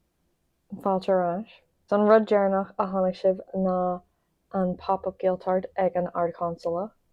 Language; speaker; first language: Irish; non-native, local second language; English